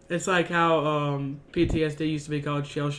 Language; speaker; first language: English; native; English